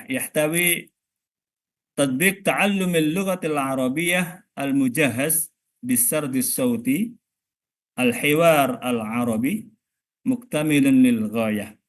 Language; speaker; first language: Arabic; non-native, fluent; Indonesian